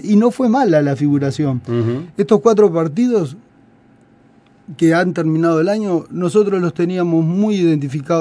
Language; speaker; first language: Spanish; native; Spanish